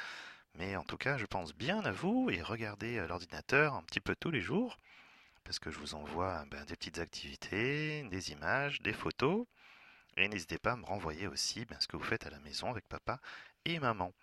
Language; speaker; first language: French; native; French